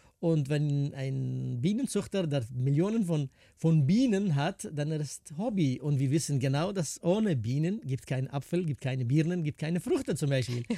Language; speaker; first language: German; non-native, fluent; Kurdish